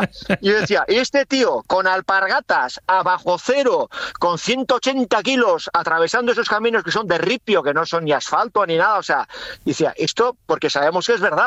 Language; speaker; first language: Spanish; native; Spanish